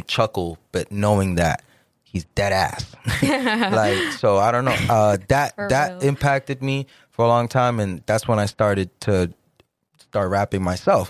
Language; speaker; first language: English; early bilingual, other home language; Spanish